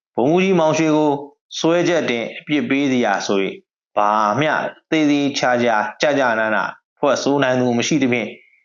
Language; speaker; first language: Burmese; native; Burmese